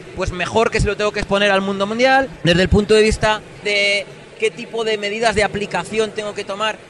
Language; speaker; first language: Spanish; native; Spanish